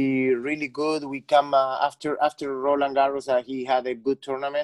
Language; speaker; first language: English; non-native, fluent; Spanish